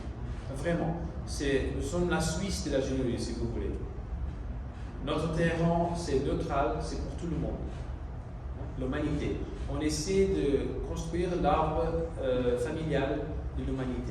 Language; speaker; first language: French; non-native, fluent; Italian